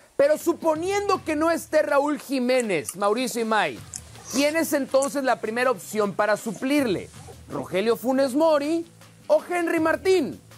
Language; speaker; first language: Spanish; native; Spanish